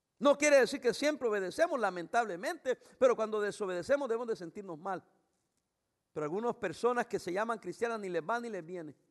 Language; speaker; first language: Spanish; native; Spanish